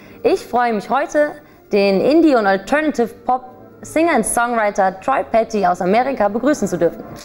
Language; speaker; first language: German; native; German